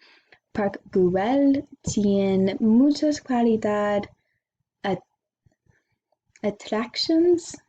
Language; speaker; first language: Spanish; non-native, learner; English